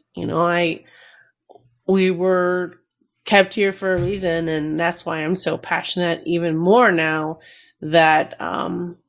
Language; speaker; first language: English; native; English